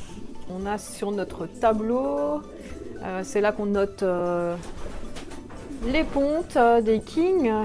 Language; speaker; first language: French; native; French